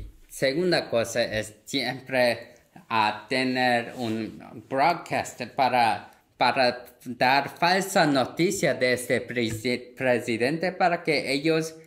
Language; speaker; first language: Spanish; non-native, fluent; Korean